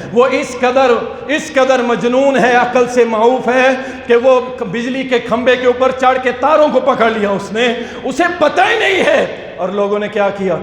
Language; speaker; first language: Urdu; non-native, local second language; Punjabi